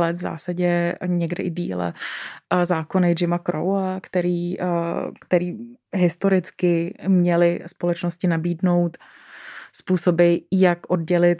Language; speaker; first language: Czech; native; Czech